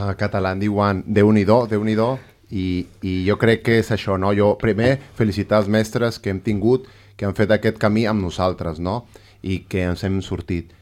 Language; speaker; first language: Catalan; non-native, fluent; Spanish